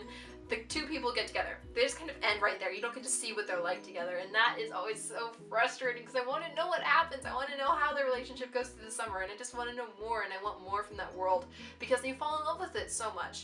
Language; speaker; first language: English; native; English